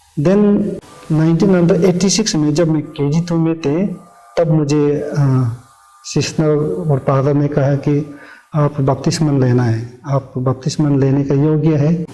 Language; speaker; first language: Hindi; non-native, local second language; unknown